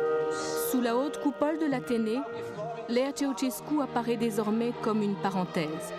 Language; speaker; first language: French; native; French